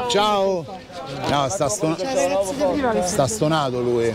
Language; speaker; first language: Italian; native; Italian